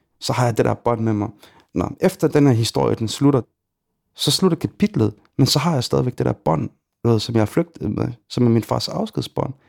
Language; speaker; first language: Danish; early bilingual, other home language; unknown